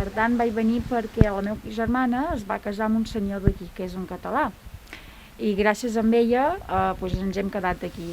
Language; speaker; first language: Catalan; non-native, fluent; Romanian